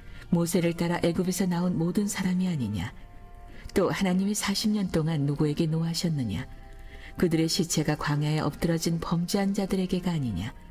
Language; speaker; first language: Korean; native; Korean